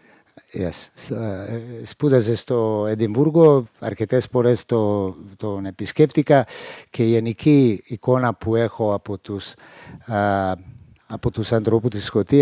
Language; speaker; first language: Greek; non-native, fluent; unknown